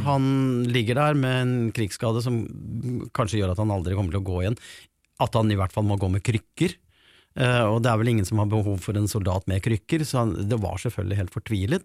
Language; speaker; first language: Norwegian; native; Norwegian